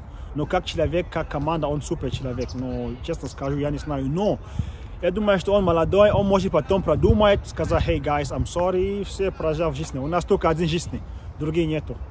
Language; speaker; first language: Russian; non-native, learner; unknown